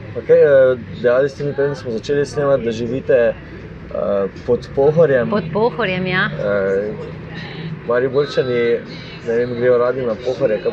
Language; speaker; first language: Slovenian; native; Slovenian